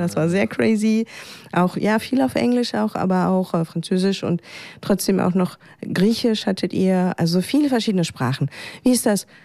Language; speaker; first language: German; native; German